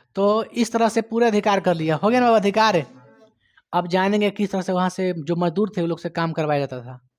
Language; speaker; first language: Hindi; native; Hindi